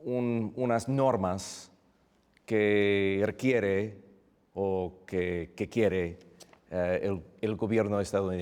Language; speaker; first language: Spanish; non-native, fluent; English